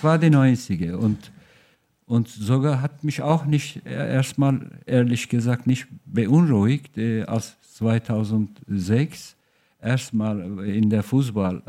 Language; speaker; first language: German; non-native, fluent; Turkish